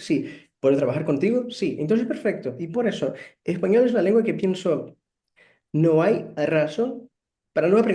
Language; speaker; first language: Spanish; non-native, fluent; Portuguese